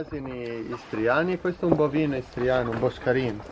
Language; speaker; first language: Italian; native; Italian